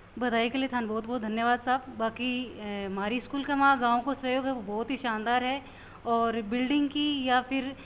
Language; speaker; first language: Hindi; native; Hindi